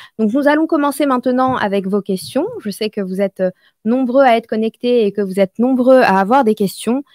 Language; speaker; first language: French; non-native, local second language; Arabic